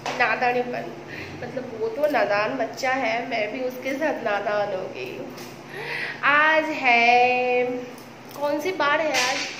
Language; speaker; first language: Hindi; non-native, local second language; Bangla